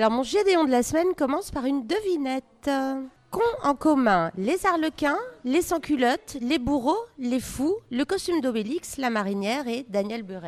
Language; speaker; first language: French; native; French